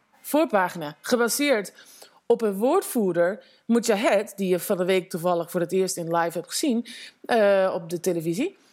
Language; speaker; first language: Dutch; native; Dutch